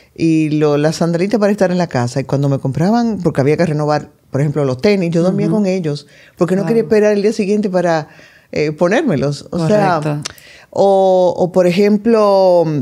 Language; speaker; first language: Spanish; native; Spanish